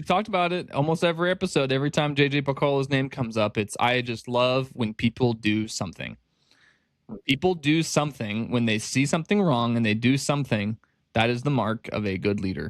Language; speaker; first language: English; native; English